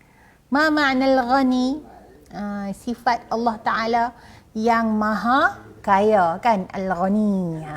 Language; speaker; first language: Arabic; non-native, fluent; Malay